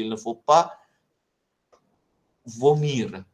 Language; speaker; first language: French; non-native, fluent; Tamil